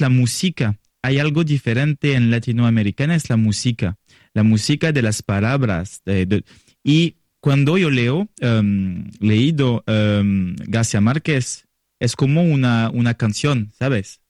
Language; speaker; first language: Spanish; non-native, learner; French